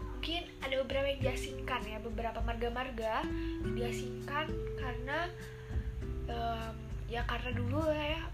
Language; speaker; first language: Indonesian; native; Indonesian